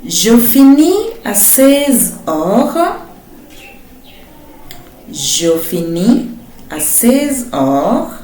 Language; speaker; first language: French; non-native, fluent; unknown